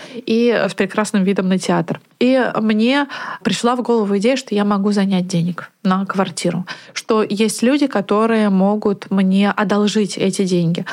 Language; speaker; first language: Russian; native; Russian